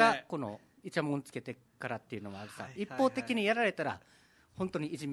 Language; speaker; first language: Japanese; native; Japanese